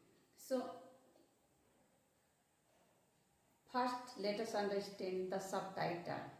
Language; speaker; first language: English; non-native, local second language; Hindi